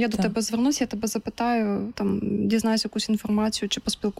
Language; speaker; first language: Ukrainian; native; Ukrainian